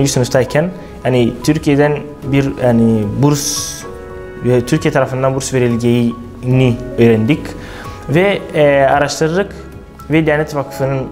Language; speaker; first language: Turkish; non-native, fluent; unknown